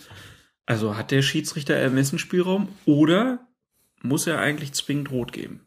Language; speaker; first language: German; native; German